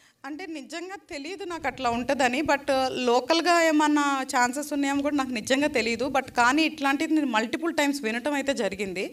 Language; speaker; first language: Telugu; native; Telugu